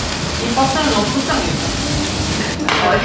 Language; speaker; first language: Korean; non-native, learner; Italian